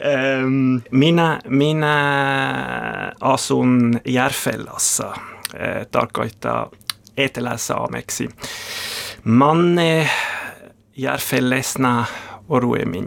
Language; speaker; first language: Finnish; non-native, fluent; German